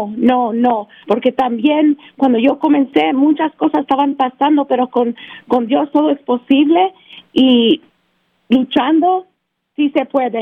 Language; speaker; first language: Spanish; early bilingual, heritage; Spanish